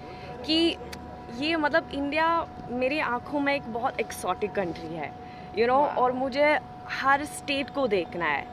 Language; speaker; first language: Hindi; non-native, fluent; Swedish